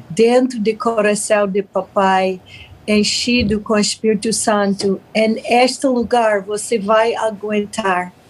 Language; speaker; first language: Portuguese; non-native, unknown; English